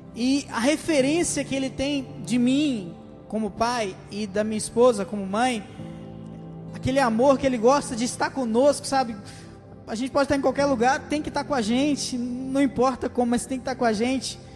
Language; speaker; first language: Portuguese; native; Portuguese